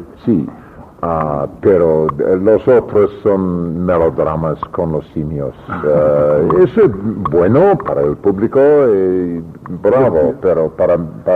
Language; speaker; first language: Spanish; non-native, learner; English